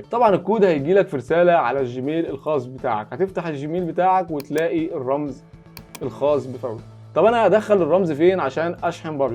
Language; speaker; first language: Arabic; native; Arabic